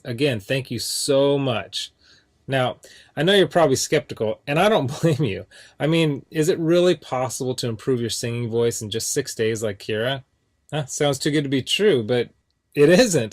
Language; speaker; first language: English; native; English